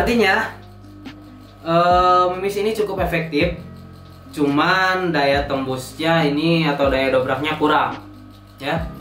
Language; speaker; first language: Indonesian; native; Indonesian